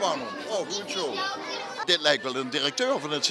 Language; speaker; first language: Dutch; native; Dutch